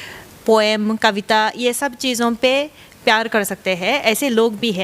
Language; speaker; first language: Hindi; non-native, fluent; Japanese